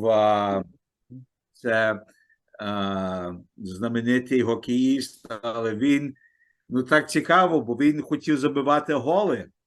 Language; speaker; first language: Ukrainian; early bilingual, heritage; Ukrainian